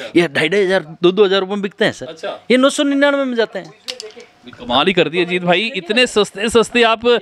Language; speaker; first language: Hindi; native; Hindi